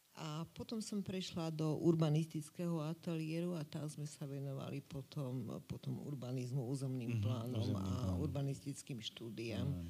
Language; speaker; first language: Slovak; native; Slovak